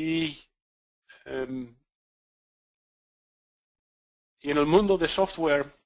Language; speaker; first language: Spanish; non-native, fluent; Dutch